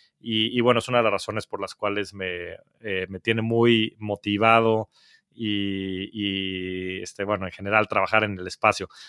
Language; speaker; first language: Spanish; native; Spanish